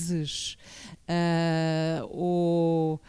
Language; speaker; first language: French; non-native, learner; Portuguese